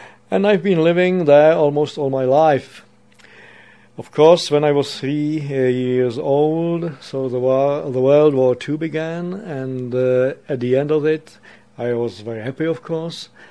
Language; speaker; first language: English; non-native, fluent; Czech